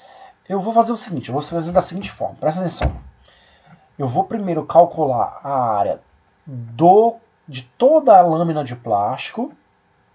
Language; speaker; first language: Portuguese; native; Portuguese